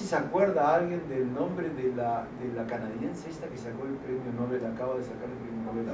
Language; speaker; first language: Spanish; native; Spanish